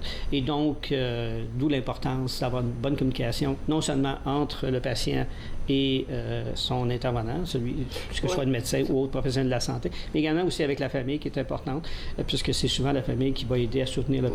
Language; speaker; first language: French; native; French